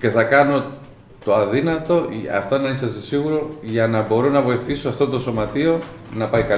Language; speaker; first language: Greek; non-native, fluent; Spanish